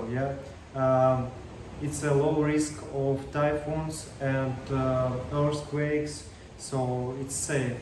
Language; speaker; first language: English; non-native, learner; Russian